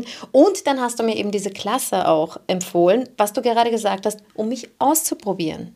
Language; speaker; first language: German; native; German